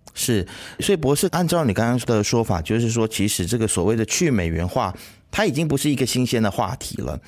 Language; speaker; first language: Chinese; native; Chinese